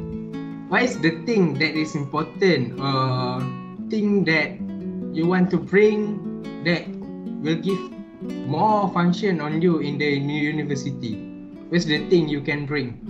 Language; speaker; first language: English; non-native, learner; Malay